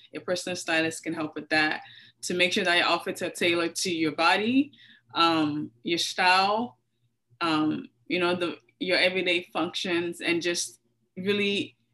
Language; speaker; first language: English; non-native, local second language; Yoruba